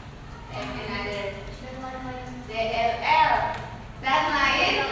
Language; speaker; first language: English; non-native, learner; Indonesian